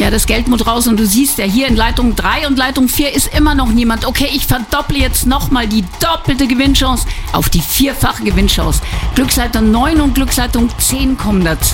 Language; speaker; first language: German; native; German